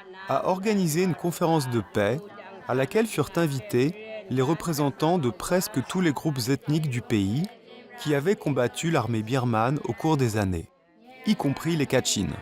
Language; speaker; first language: French; native; French